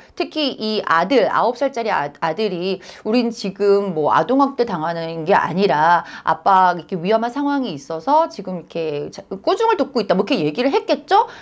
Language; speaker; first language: Korean; native; Korean